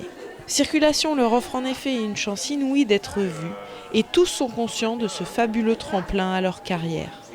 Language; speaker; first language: French; native; French